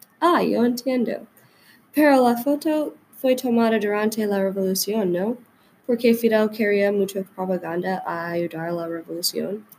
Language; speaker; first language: Spanish; non-native, learner; English